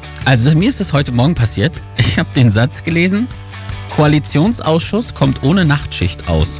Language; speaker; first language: German; native; German